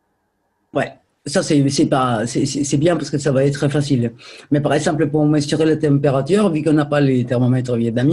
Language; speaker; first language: French; native; French